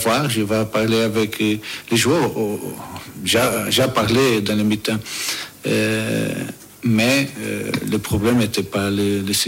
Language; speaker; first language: French; non-native, learner; Portuguese